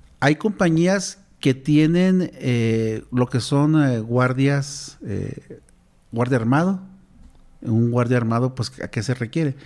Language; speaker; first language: Spanish; native; Spanish